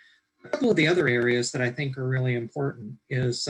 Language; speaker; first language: English; native; English